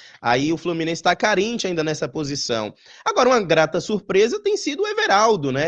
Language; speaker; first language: Portuguese; native; Portuguese